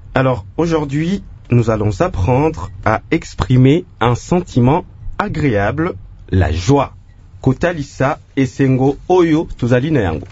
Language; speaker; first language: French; non-native, local second language; Lingala